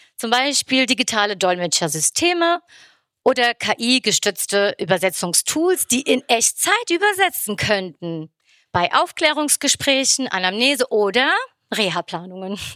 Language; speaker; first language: German; early bilingual, other home language; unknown